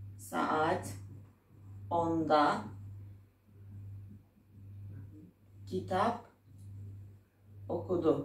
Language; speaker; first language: Turkish; non-native, fluent; Arabic